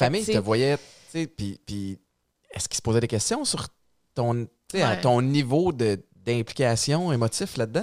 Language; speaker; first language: French; native; French